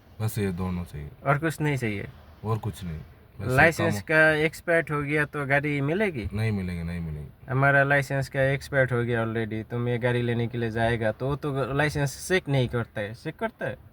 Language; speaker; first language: Hindi; non-native, fluent; Bangla